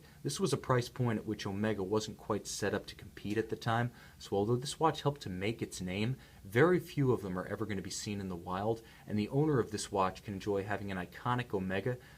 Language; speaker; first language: English; native; English